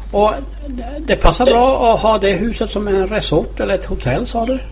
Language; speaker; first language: Swedish; native; Swedish